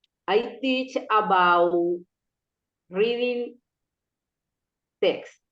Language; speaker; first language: English; non-native, local second language; Spanish